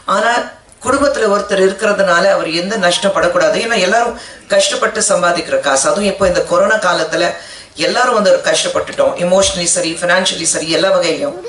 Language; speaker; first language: Tamil; non-native, fluent; Hindi